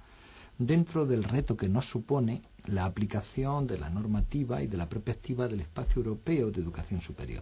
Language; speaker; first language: Spanish; native; Spanish